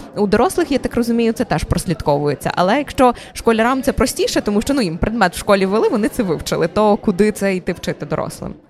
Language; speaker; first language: Ukrainian; native; Ukrainian